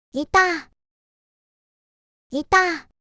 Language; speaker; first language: Japanese; native; Japanese